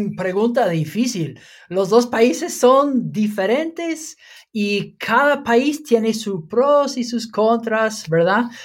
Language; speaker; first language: Spanish; non-native, fluent; English